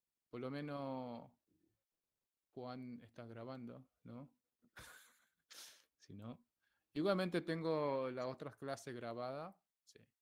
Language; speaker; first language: Spanish; non-native, fluent; Korean